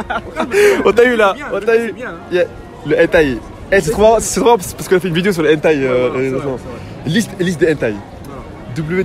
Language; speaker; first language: French; native; French